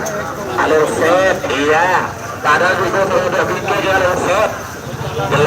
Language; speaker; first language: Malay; non-native, local second language; Madurese